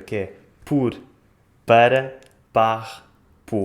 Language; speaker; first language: French; non-native, fluent; Portuguese